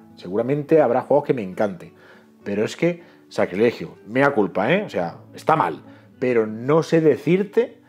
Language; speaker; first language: Spanish; native; Spanish